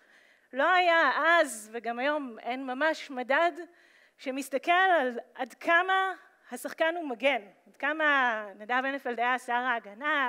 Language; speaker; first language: Hebrew; native; Hebrew